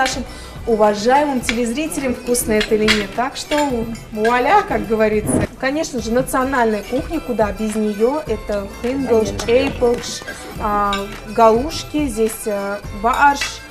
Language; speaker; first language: Russian; native; Russian